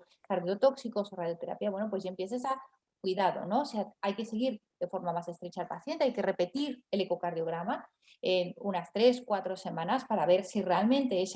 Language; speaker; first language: Spanish; native; Spanish